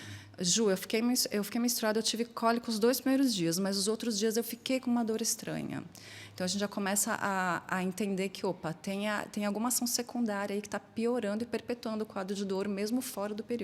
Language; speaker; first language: Portuguese; native; Portuguese